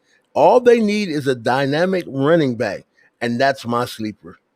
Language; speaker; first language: English; native; English